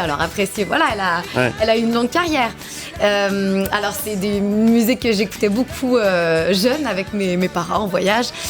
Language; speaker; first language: French; native; French